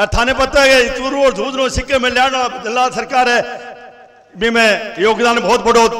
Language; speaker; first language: Hindi; native; Hindi